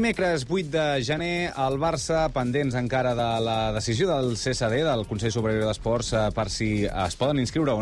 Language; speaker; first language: Catalan; native; Catalan